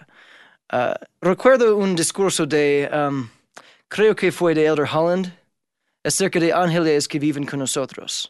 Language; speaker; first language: Spanish; non-native, fluent; English